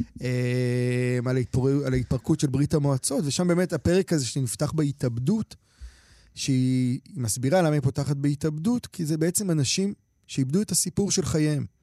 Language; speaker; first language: Hebrew; native; Hebrew